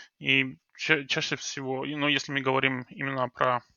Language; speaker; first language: Russian; non-native, fluent; Norwegian